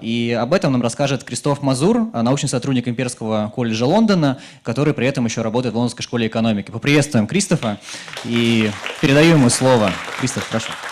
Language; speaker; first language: Russian; native; Russian